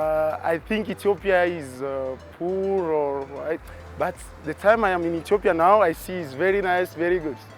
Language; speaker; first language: English; non-native, learner; French